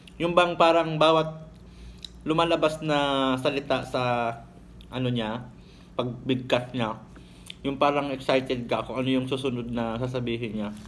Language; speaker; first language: Filipino; non-native, local second language; Cebuano